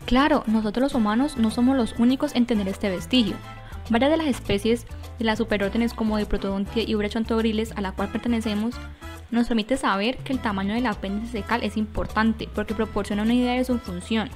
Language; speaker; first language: Spanish; native; Spanish